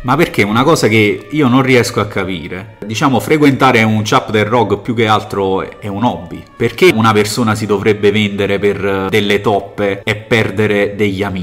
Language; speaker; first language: Italian; native; Italian